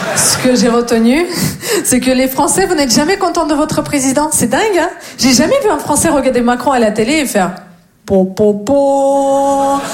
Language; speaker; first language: French; non-native, fluent; Russian